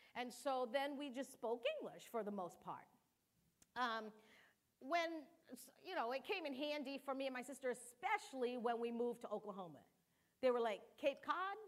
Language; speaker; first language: English; early bilingual, other home language; Kabuverdianu